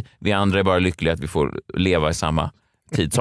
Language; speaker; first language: Swedish; native; Swedish